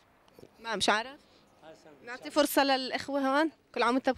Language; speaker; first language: Arabic; native; Arabic